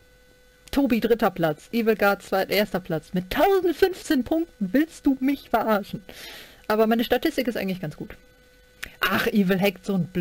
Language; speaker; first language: German; native; German